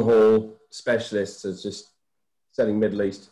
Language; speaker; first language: English; native; English